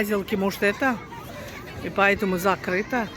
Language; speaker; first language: Russian; non-native, fluent; Azerbaijani